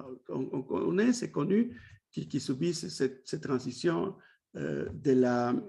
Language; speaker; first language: French; non-native, fluent; Spanish